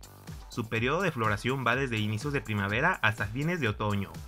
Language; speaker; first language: Spanish; native; Spanish